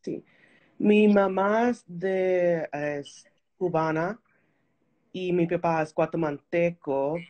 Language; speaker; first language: Spanish; early bilingual, heritage; Spanish